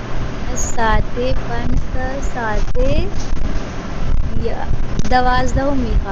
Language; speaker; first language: Persian; non-native, learner; Urdu